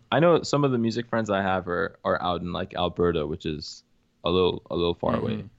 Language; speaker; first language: English; early bilingual, other home language; Arabic